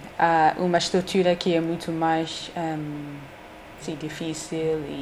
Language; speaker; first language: Portuguese; non-native, learner; English